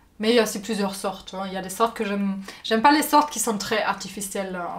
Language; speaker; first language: French; non-native, fluent; German